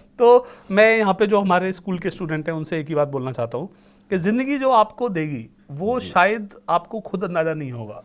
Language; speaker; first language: Hindi; native; Hindi